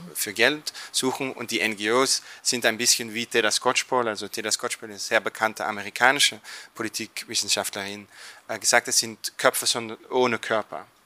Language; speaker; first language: German; non-native, fluent; Dutch